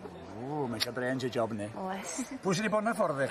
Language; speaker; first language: Welsh; native; Welsh